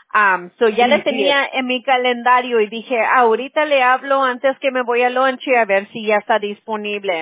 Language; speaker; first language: Spanish; early bilingual, heritage; Spanish